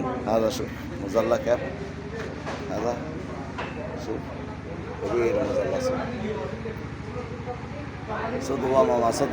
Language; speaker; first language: Arabic; non-native, learner; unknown